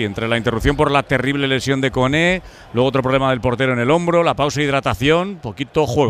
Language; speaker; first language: Spanish; native; Spanish